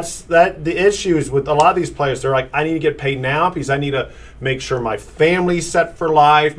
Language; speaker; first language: English; native; English